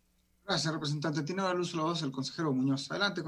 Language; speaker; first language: Spanish; native; Spanish